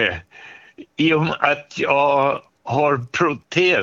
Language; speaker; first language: Swedish; native; Swedish